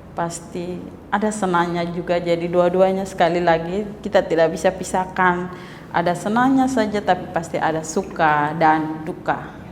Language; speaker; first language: Indonesian; non-native, local second language; Tetum